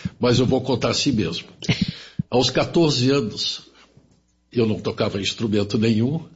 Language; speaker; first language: Portuguese; early bilingual, other home language; German